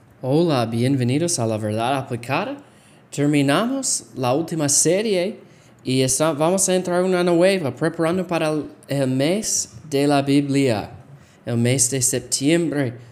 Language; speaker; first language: Spanish; non-native, fluent; English